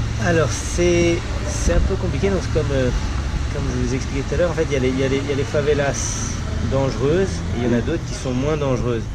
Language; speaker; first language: French; early bilingual, heritage; French